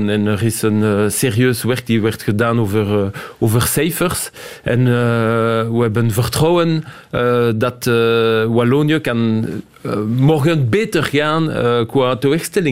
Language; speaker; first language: Dutch; non-native, local second language; French